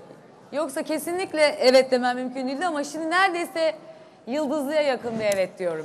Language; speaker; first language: Turkish; native; Turkish